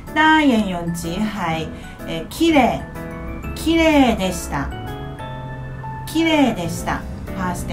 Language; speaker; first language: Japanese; non-native, fluent; Cantonese